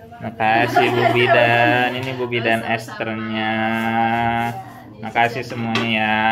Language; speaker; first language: Indonesian; native; Indonesian